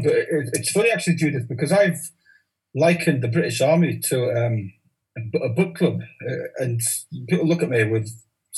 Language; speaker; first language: English; native; English